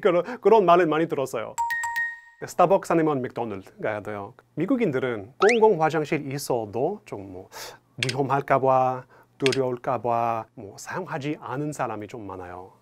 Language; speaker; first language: Korean; non-native, fluent; English